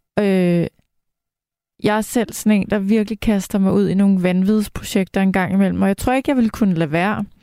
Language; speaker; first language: Danish; native; Danish